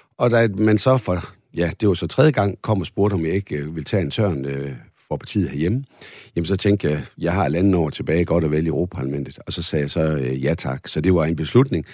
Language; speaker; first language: Danish; native; Danish